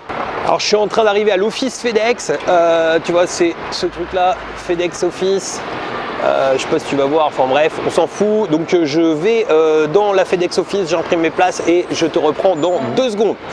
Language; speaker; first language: French; native; French